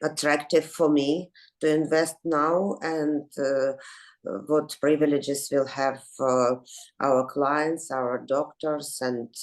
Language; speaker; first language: English; non-native, fluent; Ukrainian